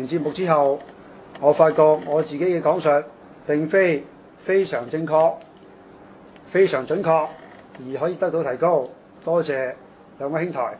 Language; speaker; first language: Chinese; non-native, local second language; Cantonese